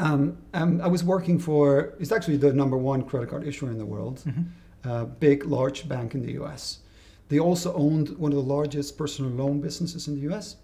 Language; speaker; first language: English; non-native, fluent; Spanish